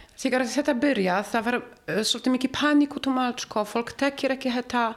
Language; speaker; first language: Icelandic; non-native, learner; Polish